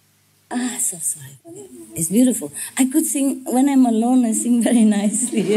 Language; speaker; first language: English; non-native, fluent; Vietnamese